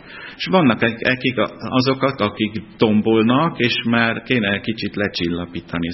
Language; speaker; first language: Hungarian; non-native, fluent; German